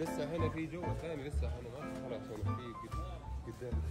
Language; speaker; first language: Arabic; non-native, learner; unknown